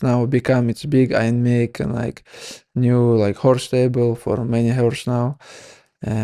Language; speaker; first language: English; non-native, learner; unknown